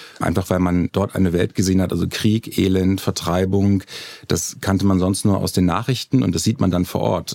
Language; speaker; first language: German; native; German